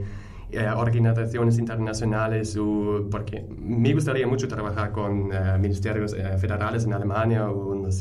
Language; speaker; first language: Spanish; non-native, fluent; German